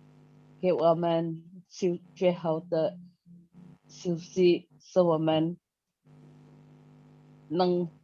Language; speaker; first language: Chinese; non-native, learner; Indonesian